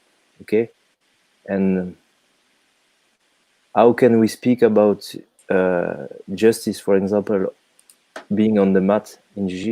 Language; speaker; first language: English; non-native, fluent; French